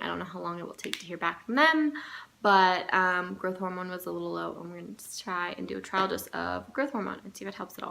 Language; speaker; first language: English; native; English